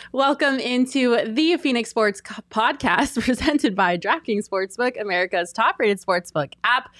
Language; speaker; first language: English; native; English